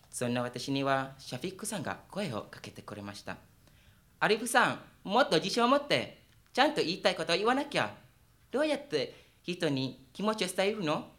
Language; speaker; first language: Japanese; non-native, fluent; Malay